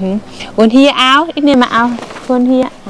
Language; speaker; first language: German; non-native, learner; Vietnamese